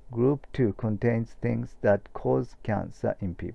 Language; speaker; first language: English; non-native, fluent; Japanese